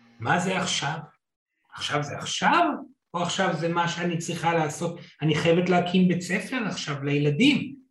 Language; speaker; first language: Hebrew; non-native, fluent; English